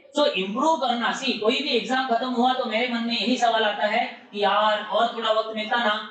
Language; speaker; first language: Hindi; non-native, local second language; Marathi